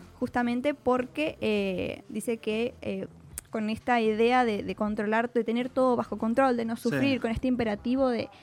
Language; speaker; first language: Spanish; native; Spanish